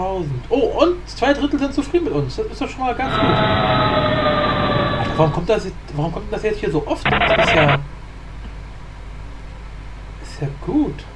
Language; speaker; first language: German; native; German